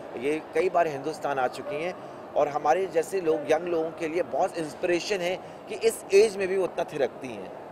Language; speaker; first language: Hindi; native; Hindi